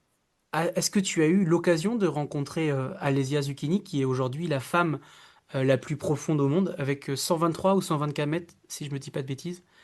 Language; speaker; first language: French; native; French